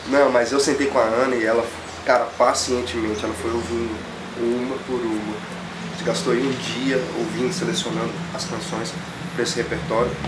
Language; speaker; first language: Portuguese; native; Portuguese